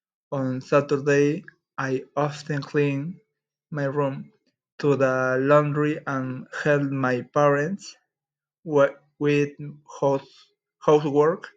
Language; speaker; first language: English; non-native, learner; Spanish